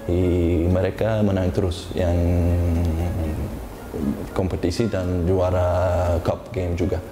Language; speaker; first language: Indonesian; non-native, learner; Uzbek